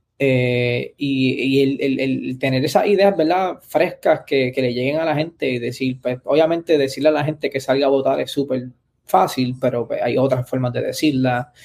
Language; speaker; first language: Spanish; native; Spanish